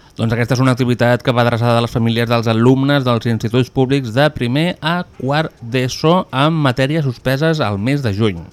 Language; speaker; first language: Catalan; native; Catalan